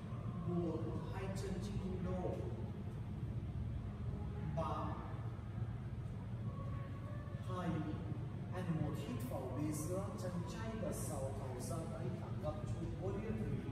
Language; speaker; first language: Vietnamese; non-native, learner; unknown